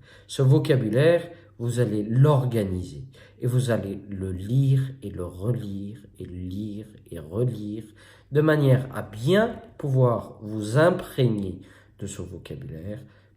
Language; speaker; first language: French; native; French